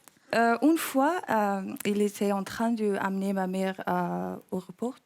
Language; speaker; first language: French; non-native, learner; English